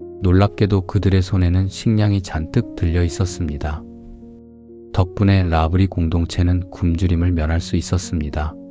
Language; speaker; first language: Korean; native; Korean